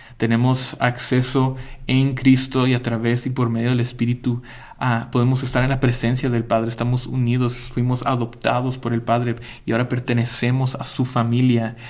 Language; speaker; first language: Spanish; early bilingual, heritage; Spanish